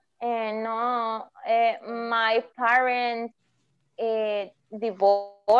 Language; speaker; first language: English; non-native, learner; Spanish